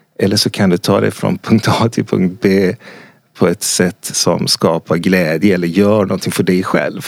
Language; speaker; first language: Swedish; non-native, fluent; Persian